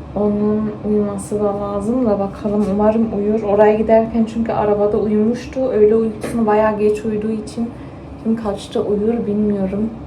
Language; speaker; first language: Turkish; early bilingual, heritage; Turkish